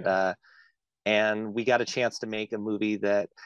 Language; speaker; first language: English; native; English